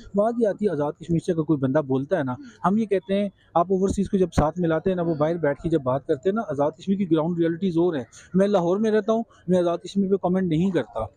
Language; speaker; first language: Urdu; non-native, local second language; Kashmiri